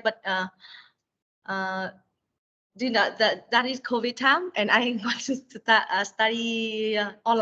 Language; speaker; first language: English; non-native, learner; Vietnamese